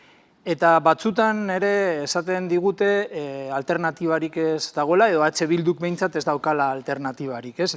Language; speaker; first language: Basque; native; Basque